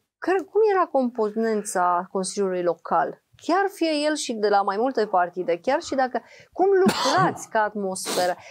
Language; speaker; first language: Romanian; native; Romanian